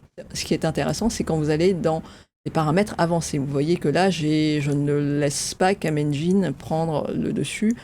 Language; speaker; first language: French; native; French